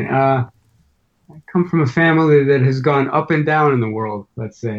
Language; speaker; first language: English; native; English